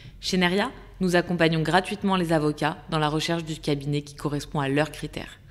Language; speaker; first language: French; native; French